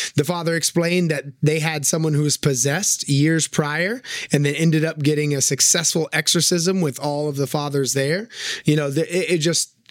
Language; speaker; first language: English; native; English